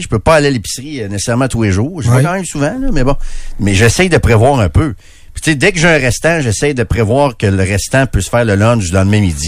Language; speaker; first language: French; native; French